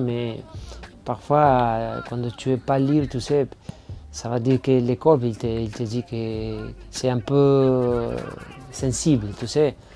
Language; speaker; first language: French; non-native, fluent; Spanish